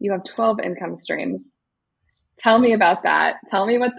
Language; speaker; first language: English; native; English